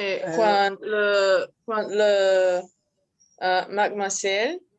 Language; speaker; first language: French; non-native, learner; Spanish